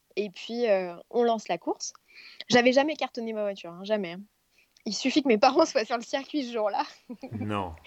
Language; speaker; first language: French; native; French